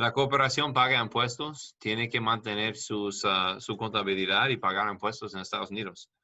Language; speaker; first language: Spanish; non-native, learner; English